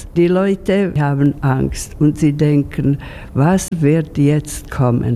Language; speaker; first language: German; non-native, fluent; Slovak